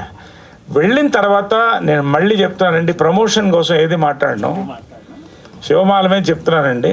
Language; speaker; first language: Telugu; native; Telugu